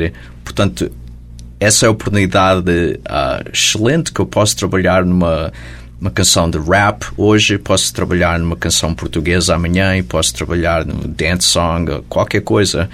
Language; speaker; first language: Portuguese; early bilingual, heritage; Portuguese